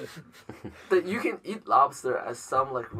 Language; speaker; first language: English; non-native, learner; Chinese